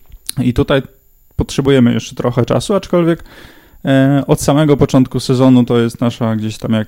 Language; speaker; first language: Polish; native; Polish